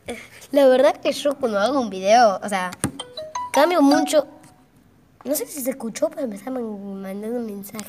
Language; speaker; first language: Spanish; native; Spanish